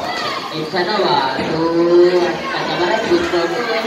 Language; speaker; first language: English; non-native, local second language; Filipino